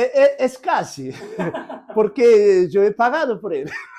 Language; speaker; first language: Spanish; non-native, fluent; Portuguese